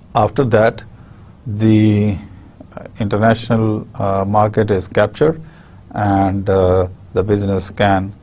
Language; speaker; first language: English; non-native, local second language; Urdu